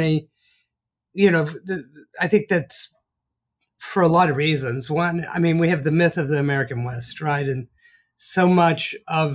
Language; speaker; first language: English; native; English